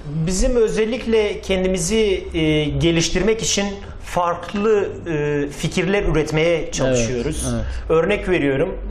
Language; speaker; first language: Turkish; native; Turkish